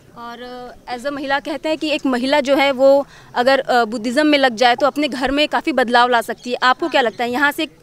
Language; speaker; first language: Hindi; non-native, local second language; Marathi